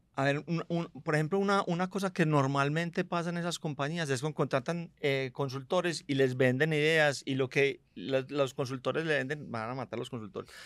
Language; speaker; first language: Spanish; native; Spanish